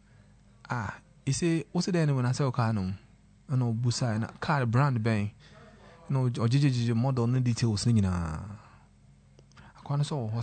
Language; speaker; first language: English; non-native, local second language; Akan